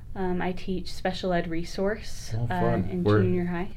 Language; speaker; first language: English; native; English